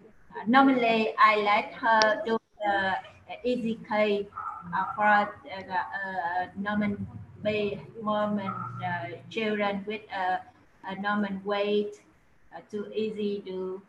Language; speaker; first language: English; non-native, learner; Vietnamese